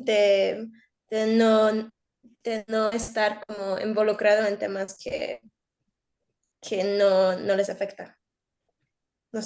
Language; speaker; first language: Spanish; early bilingual, heritage; Spanish